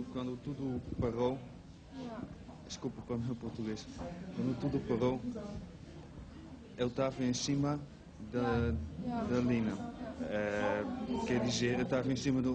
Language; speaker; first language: Portuguese; non-native, learner; Dutch